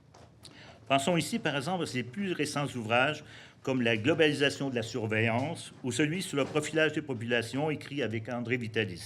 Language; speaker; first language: French; native; French